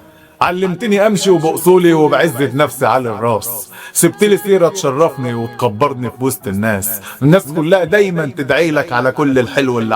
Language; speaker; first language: Arabic; native; Arabic